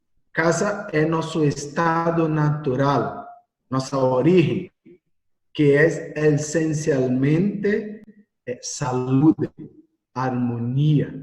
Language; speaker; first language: Spanish; non-native, learner; Portuguese